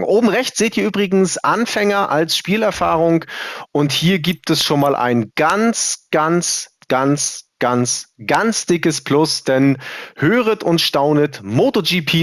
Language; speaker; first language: German; native; German